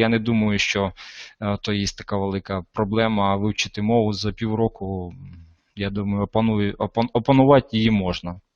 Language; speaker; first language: Ukrainian; non-native, local second language; Russian